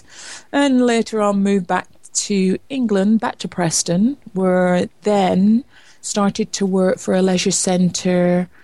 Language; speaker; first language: English; native; English